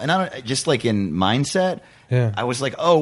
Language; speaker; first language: English; native; English